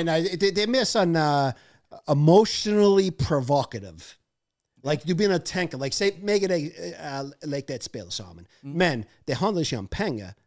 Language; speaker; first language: Norwegian; non-native, fluent; English